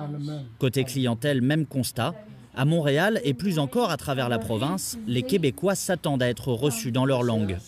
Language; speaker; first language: French; native; French